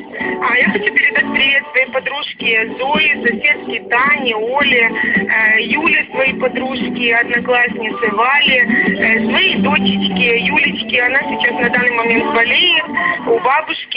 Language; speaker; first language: Russian; native; Russian